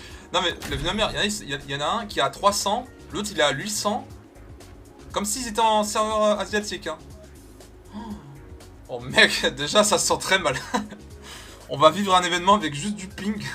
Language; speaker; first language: French; native; French